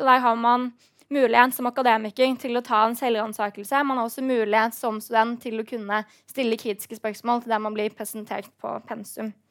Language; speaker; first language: Norwegian; native; Norwegian